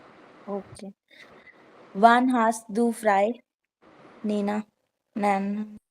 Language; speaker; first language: German; non-native, learner; Hindi